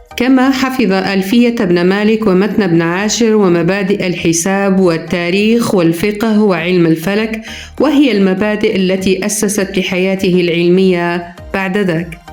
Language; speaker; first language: Arabic; native; Arabic